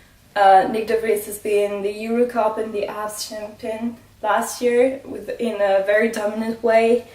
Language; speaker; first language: English; non-native, fluent; French